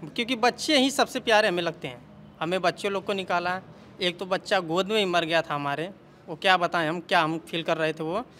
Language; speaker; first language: Hindi; native; Hindi